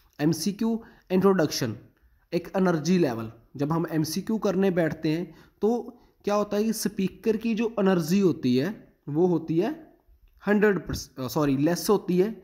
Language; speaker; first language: Hindi; non-native, local second language; Punjabi